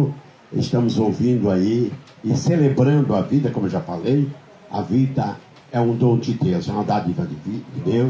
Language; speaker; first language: Portuguese; native; Portuguese